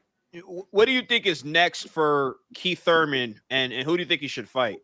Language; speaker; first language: English; native; English